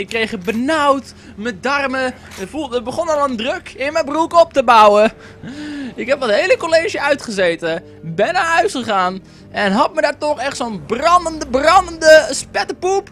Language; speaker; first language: Dutch; native; Dutch